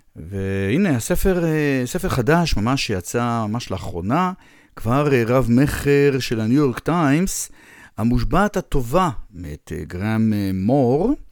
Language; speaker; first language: Hebrew; native; Hebrew